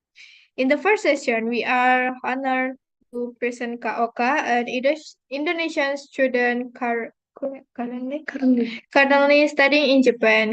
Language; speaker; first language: English; non-native, fluent; Indonesian